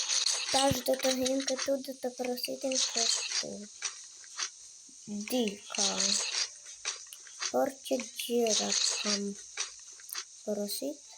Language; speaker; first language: Albanian; early bilingual, heritage; Albanian